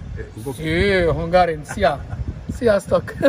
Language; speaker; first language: Spanish; non-native, learner; Arabic